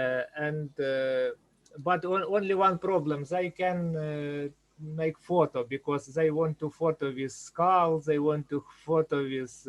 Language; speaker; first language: English; non-native, learner; Ukrainian